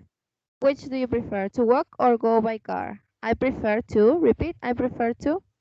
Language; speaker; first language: English; non-native, fluent; Spanish